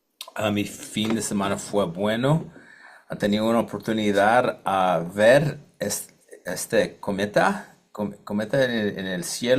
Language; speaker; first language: Spanish; non-native, learner; English